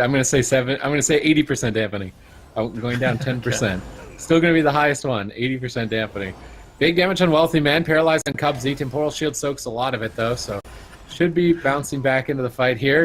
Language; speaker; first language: English; native; English